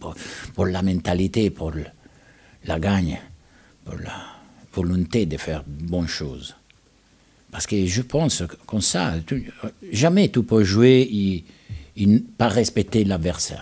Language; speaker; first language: French; non-native, learner; Italian